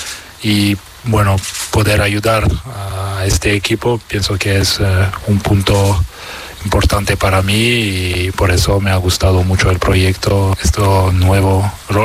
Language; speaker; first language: Spanish; non-native, local second language; French